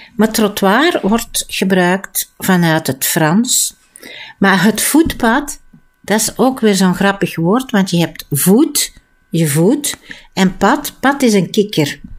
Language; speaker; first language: Dutch; native; Dutch